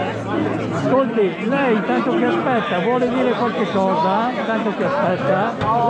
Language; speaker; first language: Italian; native; Italian